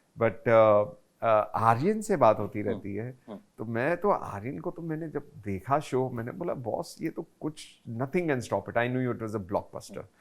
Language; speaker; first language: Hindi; native; Hindi